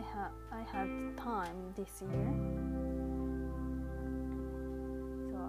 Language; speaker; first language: English; non-native, learner; Japanese